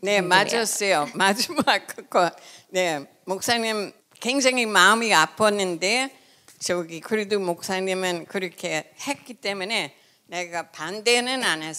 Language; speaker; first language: Korean; non-native, fluent; English